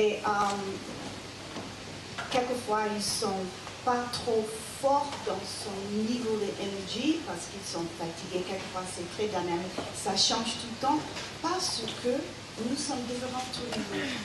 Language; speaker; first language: French; non-native, fluent; English